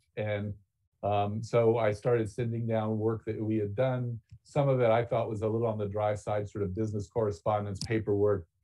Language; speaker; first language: English; native; English